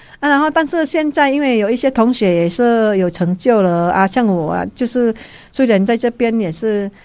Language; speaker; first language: Chinese; non-native, fluent; Vietnamese